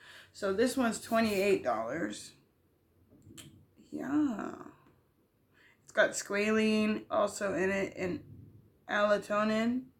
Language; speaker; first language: English; native; English